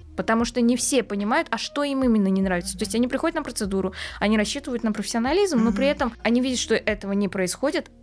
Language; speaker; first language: Russian; native; Russian